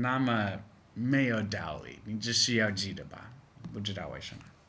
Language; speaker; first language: Chinese; non-native, fluent; English